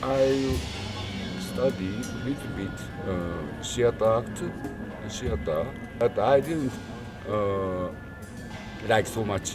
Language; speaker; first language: English; non-native, learner; Japanese